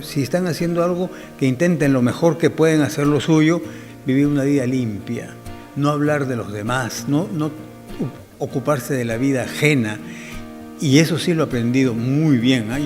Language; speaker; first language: Spanish; native; Spanish